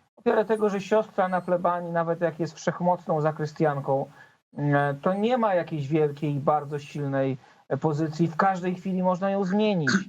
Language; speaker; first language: Polish; native; Polish